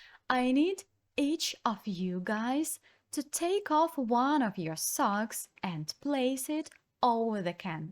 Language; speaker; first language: English; non-native, fluent; Ukrainian